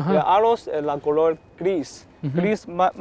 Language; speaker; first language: Spanish; non-native, learner; Chinese